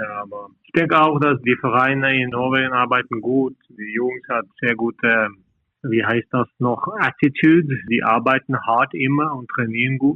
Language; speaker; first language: German; non-native, fluent; Norwegian